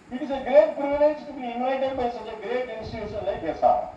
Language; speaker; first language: English; non-native, local second language; Tamil